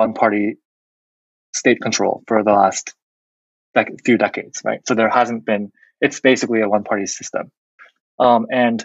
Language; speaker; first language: English; non-native, fluent; Korean